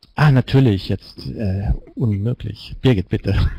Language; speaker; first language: German; native; German